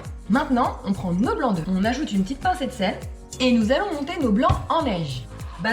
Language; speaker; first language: French; native; French